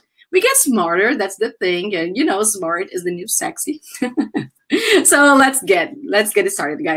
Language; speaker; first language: English; non-native, fluent; Portuguese